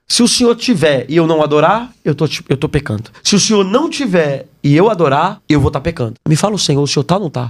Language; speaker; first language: Portuguese; native; Portuguese